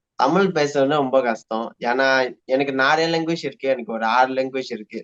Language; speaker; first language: Tamil; native; Tamil